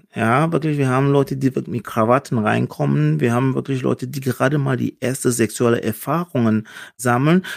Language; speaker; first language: German; non-native, fluent; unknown